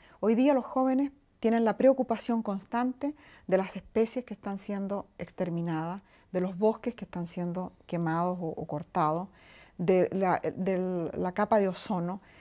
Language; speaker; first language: Spanish; native; Spanish